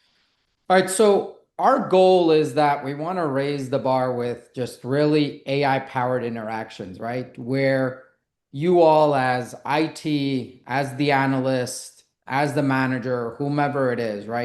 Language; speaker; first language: English; native; English